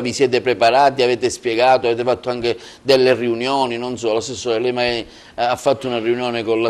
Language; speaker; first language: Italian; native; Italian